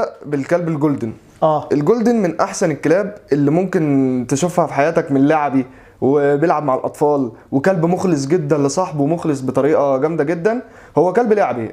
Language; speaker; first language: Arabic; native; Arabic